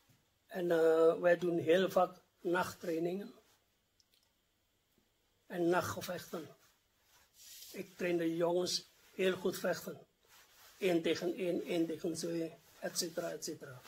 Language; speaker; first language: Dutch; non-native, fluent; Indonesian